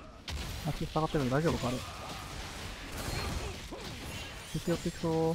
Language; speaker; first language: Japanese; native; Japanese